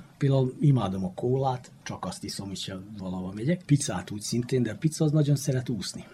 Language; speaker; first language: Hungarian; native; Hungarian